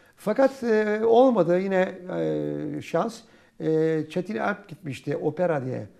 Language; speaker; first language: Turkish; native; Turkish